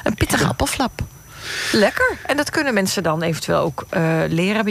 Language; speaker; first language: Dutch; native; Dutch